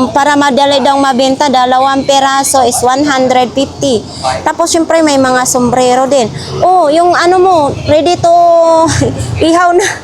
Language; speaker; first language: Filipino; non-native, local second language; Masbatenyo